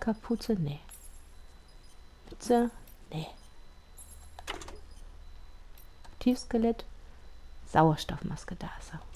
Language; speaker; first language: German; native; German